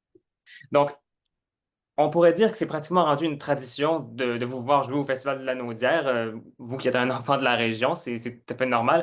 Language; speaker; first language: French; native; French